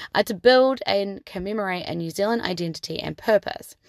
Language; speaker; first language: English; native; English